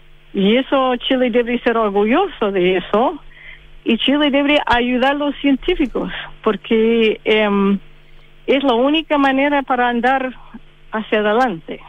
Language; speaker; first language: Spanish; non-native, fluent; English